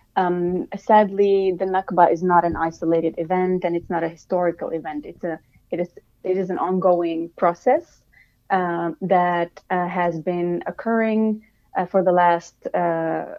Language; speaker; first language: English; non-native, fluent; Arabic